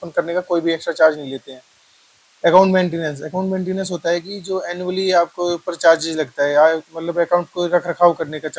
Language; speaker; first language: Hindi; native; Hindi